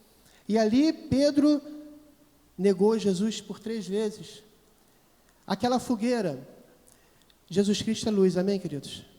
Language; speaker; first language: Portuguese; native; Portuguese